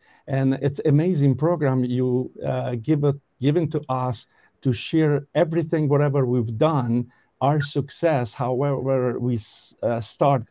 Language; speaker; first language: English; non-native, learner; Albanian